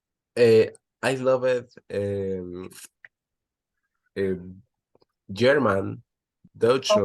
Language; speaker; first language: English; non-native, learner; Spanish